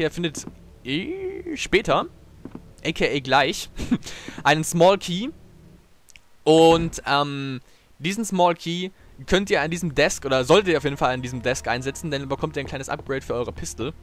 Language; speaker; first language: German; native; German